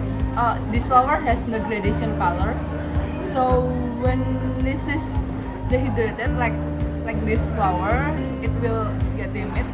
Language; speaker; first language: English; non-native, learner; Indonesian